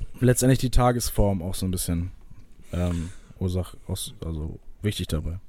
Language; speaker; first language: German; native; German